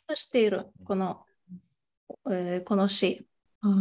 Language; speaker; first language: Japanese; non-native, fluent; Tatar